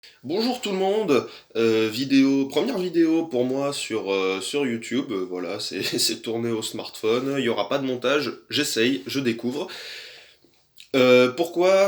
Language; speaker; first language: French; native; French